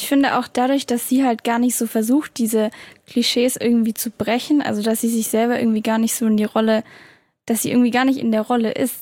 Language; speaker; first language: German; native; German